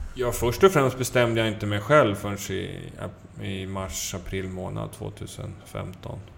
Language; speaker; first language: Swedish; native; Swedish